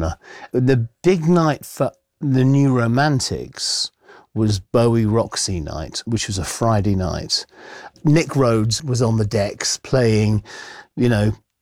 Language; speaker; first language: English; native; English